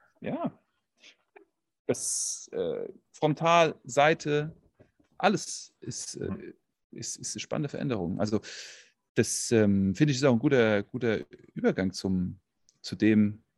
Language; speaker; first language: German; native; German